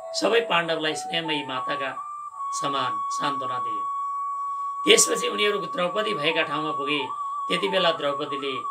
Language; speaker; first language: Nepali; native; Nepali